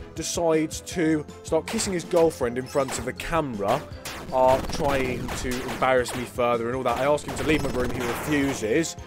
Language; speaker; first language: English; native; English